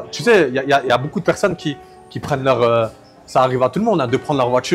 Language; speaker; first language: French; native; French